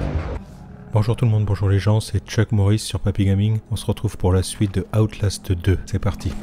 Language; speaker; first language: French; native; French